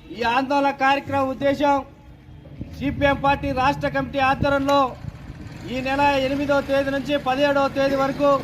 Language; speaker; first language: Telugu; native; Telugu